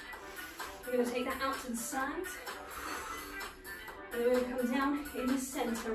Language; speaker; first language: English; native; English